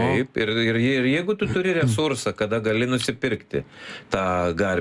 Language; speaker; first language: Lithuanian; native; Lithuanian